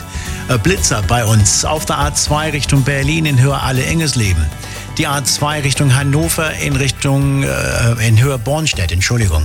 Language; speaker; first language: German; native; German